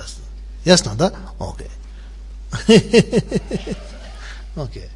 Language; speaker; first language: Russian; non-native, learner; Tibetan